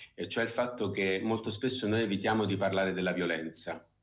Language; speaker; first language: Italian; native; Italian